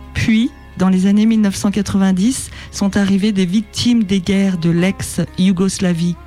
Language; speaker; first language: French; native; French